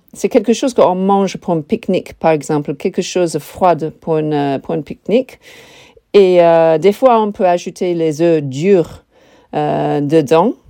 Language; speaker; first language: French; non-native, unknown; English